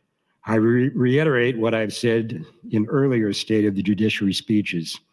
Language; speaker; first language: English; native; English